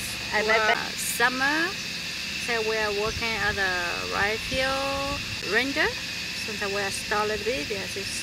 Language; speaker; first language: English; non-native, learner; Hmong